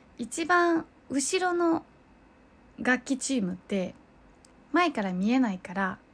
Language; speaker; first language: Japanese; early bilingual, other home language; Chinese